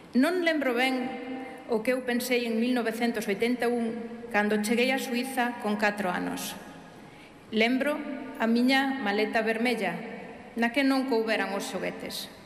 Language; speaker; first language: Galician; early bilingual, heritage; Galician